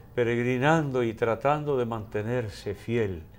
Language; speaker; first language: Spanish; native; Spanish